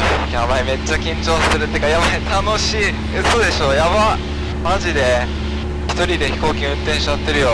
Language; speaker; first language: Japanese; native; Japanese